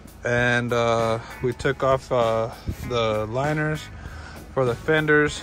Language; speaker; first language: English; native; English